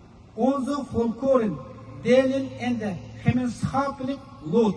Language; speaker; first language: Dutch; non-native, fluent; Uyghur